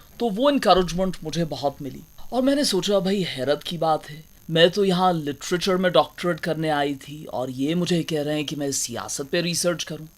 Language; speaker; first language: Urdu; non-native, local second language; Kashmiri